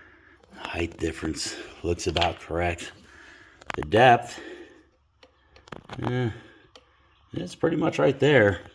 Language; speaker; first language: English; native; English